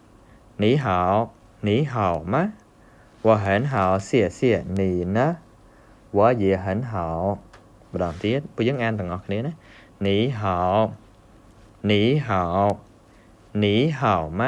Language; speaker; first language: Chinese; non-native, fluent; Khmer